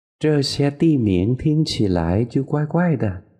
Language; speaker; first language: Chinese; non-native, fluent; Vietnamese